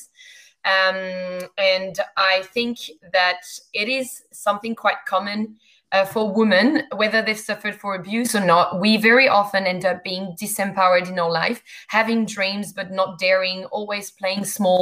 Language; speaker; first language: English; non-native, fluent; French